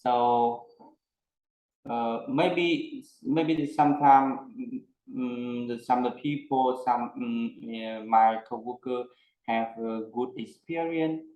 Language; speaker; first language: English; non-native, learner; Vietnamese